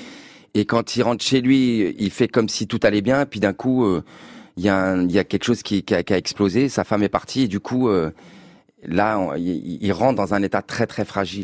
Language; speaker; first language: French; native; French